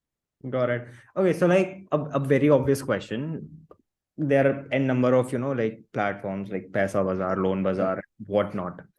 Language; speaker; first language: English; non-native, local second language; Hindi